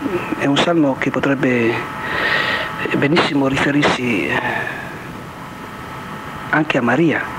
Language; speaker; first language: Italian; native; Italian